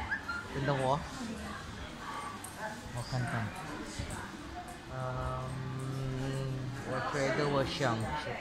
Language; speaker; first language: Chinese; non-native, learner; Malay